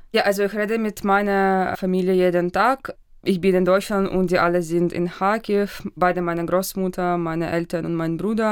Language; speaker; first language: German; non-native, fluent; Russian